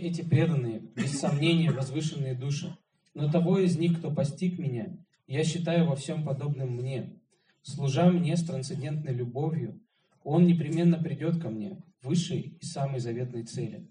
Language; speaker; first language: Russian; native; Russian